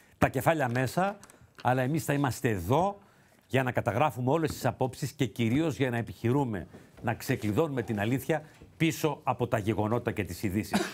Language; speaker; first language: Greek; native; Greek